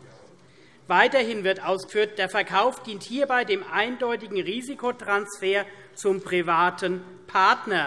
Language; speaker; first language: German; native; German